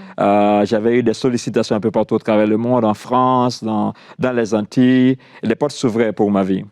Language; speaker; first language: French; non-native, local second language; Haitian Creole